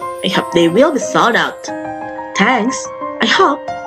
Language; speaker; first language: English; non-native, fluent; Indonesian